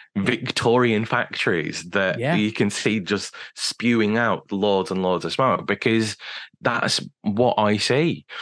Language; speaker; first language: English; native; English